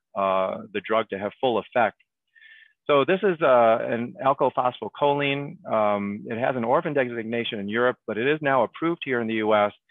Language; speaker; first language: English; native; English